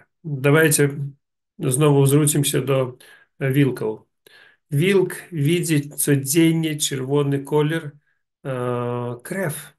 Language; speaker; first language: Polish; non-native, learner; Russian